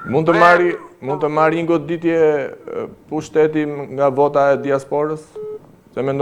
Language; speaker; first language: Albanian; native; Albanian